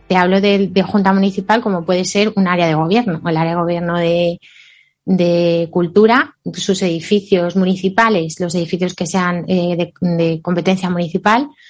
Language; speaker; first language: Spanish; native; Spanish